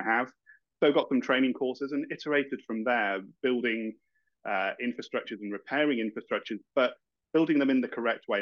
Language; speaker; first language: English; native; English